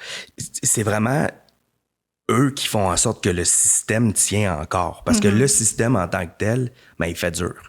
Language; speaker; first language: French; native; French